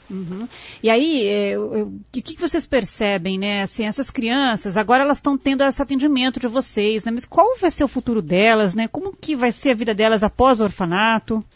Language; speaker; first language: Portuguese; native; Portuguese